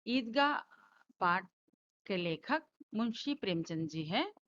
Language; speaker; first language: Hindi; non-native, local second language; Telugu